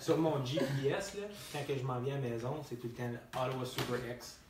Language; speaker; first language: French; native; French